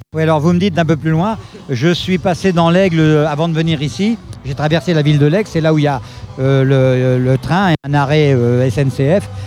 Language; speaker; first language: French; native; French